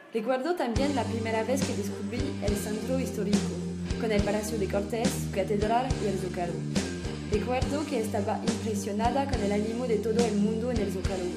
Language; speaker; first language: Spanish; non-native, fluent; French